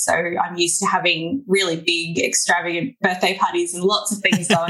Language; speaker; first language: English; native; English